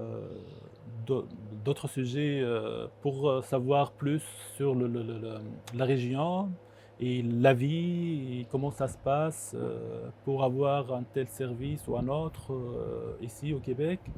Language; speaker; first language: French; non-native, local second language; Arabic